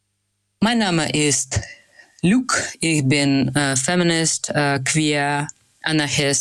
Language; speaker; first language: German; non-native, fluent; Russian